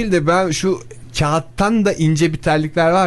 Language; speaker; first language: Turkish; native; Turkish